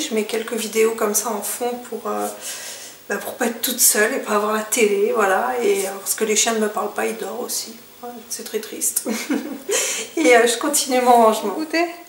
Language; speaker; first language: French; native; French